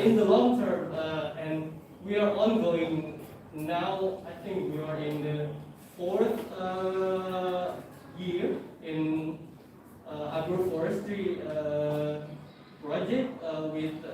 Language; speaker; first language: English; non-native, fluent; Indonesian